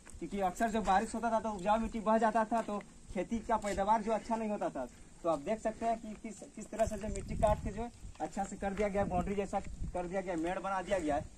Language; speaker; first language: Hindi; native; Hindi